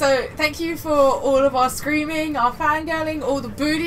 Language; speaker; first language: English; native; English